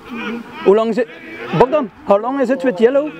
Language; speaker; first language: Dutch; native; Dutch